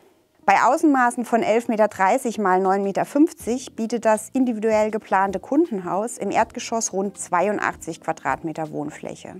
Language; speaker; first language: German; native; German